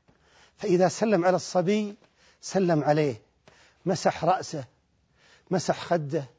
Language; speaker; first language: Arabic; native; Arabic